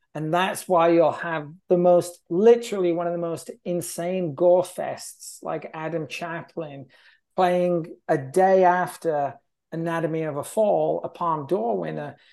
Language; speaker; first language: English; native; English